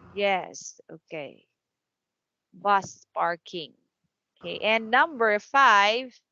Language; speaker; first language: English; non-native, fluent; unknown